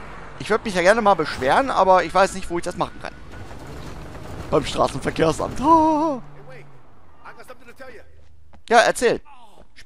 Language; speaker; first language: German; native; German